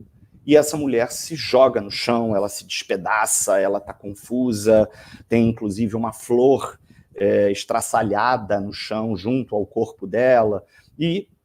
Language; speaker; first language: Portuguese; native; Portuguese